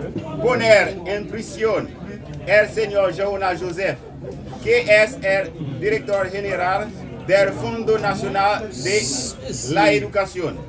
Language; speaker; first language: Spanish; non-native, learner; Haitian Creole